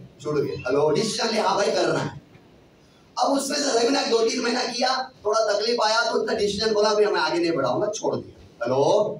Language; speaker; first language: Hindi; non-native, local second language; Kannada